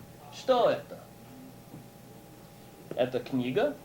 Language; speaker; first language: Russian; non-native, fluent; English